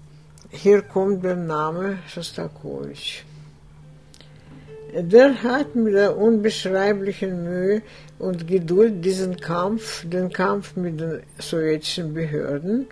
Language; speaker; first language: German; non-native, fluent; Russian